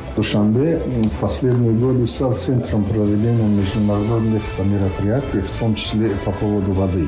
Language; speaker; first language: Russian; non-native, local second language; Tajik